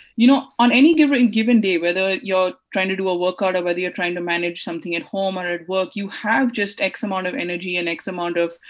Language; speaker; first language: English; non-native, local second language; Hindi